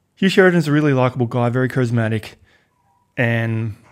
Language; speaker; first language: English; native; English